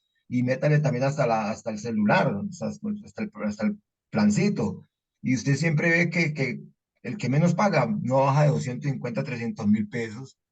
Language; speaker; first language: Spanish; native; Spanish